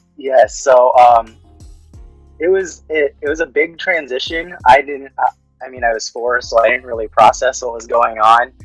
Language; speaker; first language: English; early bilingual, other home language; Filipino